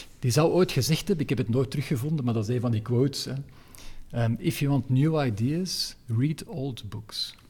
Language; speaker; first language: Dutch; native; Dutch